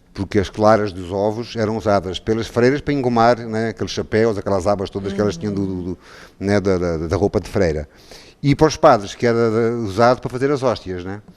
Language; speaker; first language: Portuguese; native; Portuguese